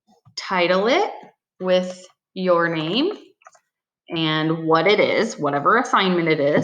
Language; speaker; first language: English; native; English